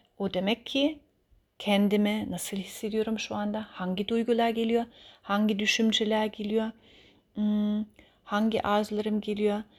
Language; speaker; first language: Turkish; early bilingual, heritage; Turkish